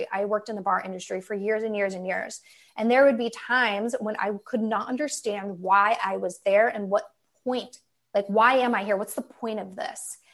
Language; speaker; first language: English; native; English